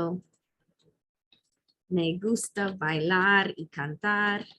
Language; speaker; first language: Spanish; non-native, fluent; English